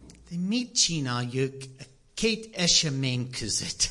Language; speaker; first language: Hungarian; non-native, learner; English